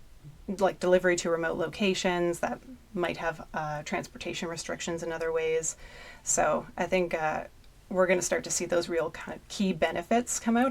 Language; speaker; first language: English; native; English